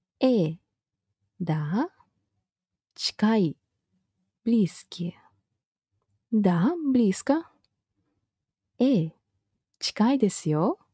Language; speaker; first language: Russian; non-native, fluent; Japanese